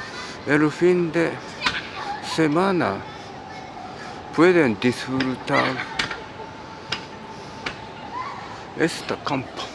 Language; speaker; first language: Spanish; non-native, learner; Japanese